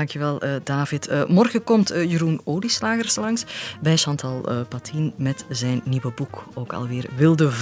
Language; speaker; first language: Dutch; native; Dutch